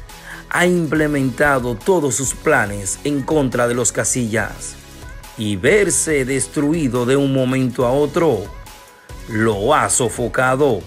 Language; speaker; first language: Spanish; native; Spanish